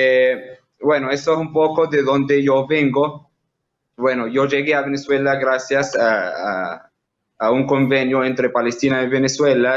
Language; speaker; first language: Spanish; non-native, fluent; Arabic